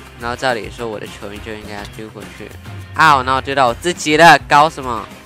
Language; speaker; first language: Chinese; native; Chinese